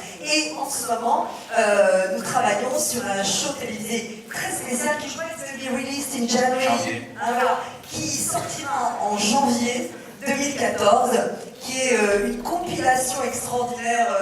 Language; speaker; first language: French; native; French